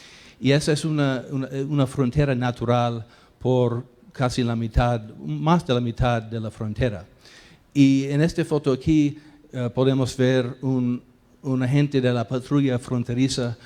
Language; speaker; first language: Spanish; non-native, fluent; English